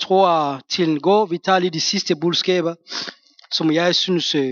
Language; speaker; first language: Danish; non-native, fluent; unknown